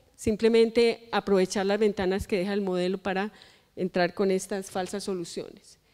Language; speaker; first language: Spanish; native; Spanish